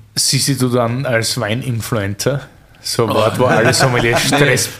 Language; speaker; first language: German; native; German